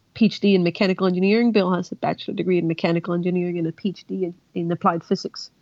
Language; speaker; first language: English; non-native, fluent; Swedish